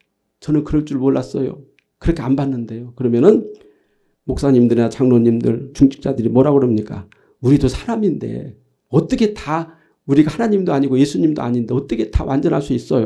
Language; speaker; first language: Korean; native; Korean